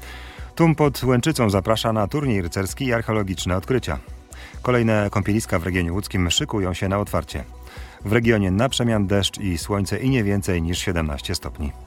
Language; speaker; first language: Polish; native; Polish